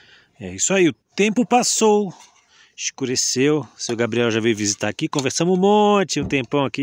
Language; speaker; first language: Portuguese; native; Portuguese